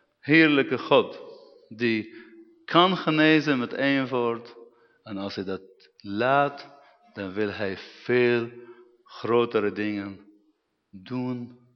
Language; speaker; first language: Dutch; non-native, fluent; Arabic